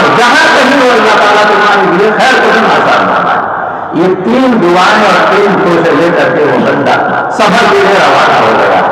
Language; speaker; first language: Urdu; non-native, local second language; Gujarati